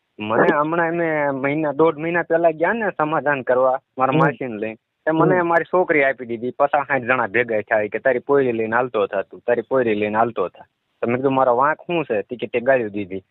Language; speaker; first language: Gujarati; native; Gujarati